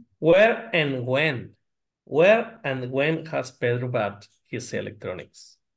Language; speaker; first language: English; non-native, learner; Spanish